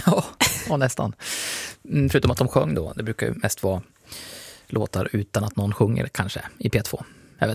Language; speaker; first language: Swedish; native; Swedish